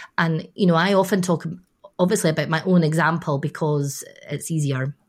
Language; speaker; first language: English; native; English